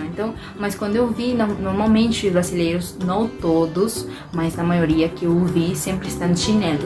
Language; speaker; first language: Portuguese; non-native, fluent; Spanish